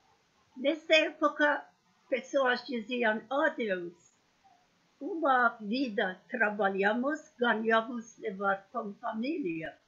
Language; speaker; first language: Portuguese; non-native, learner; Persian